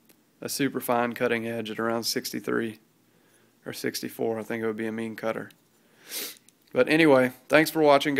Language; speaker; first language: English; native; English